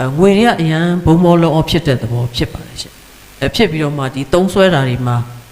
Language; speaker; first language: Burmese; native; Burmese